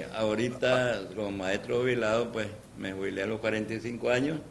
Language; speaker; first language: Spanish; native; Spanish